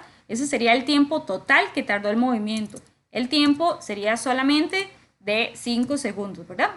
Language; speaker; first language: Spanish; native; Spanish